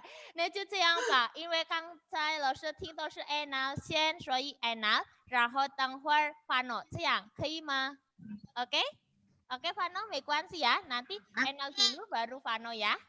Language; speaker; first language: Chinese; non-native, fluent; Indonesian